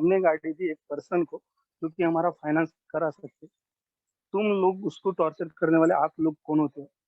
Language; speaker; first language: Hindi; non-native, local second language; Marathi